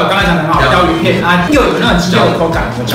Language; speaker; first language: Chinese; native; Chinese